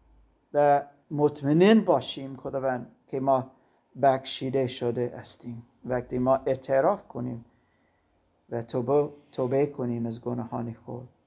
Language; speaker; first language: Persian; non-native, learner; German